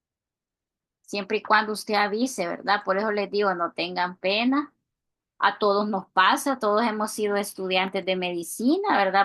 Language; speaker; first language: Spanish; native; Spanish